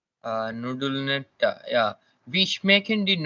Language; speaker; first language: German; non-native, learner; Bangla